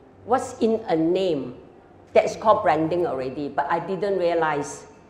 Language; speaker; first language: English; non-native, local second language; Cantonese